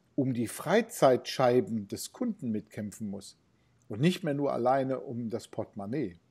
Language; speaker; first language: German; native; German